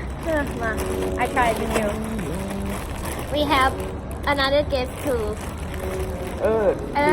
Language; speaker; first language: English; non-native, learner; Thai